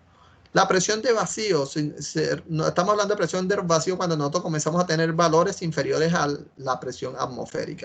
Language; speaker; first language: Spanish; native; Spanish